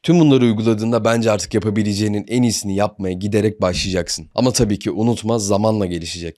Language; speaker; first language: Turkish; native; Turkish